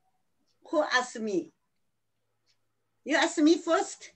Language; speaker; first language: English; non-native, learner; Chinese